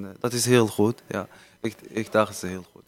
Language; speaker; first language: Dutch; non-native, learner; Persian